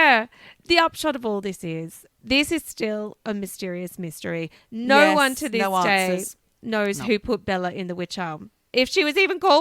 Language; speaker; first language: English; native; English